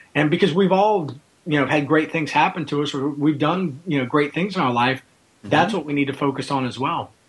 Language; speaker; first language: English; native; English